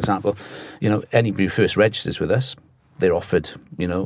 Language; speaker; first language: English; native; English